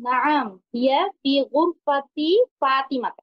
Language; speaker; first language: Arabic; non-native, learner; Bangla